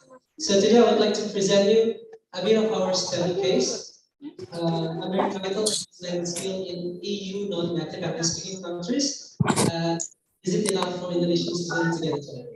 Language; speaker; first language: English; non-native, fluent; Indonesian